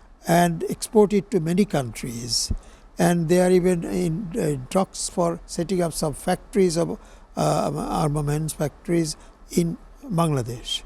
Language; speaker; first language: English; non-native, local second language; Bangla